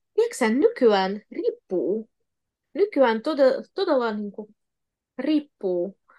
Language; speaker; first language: Finnish; non-native, fluent; Russian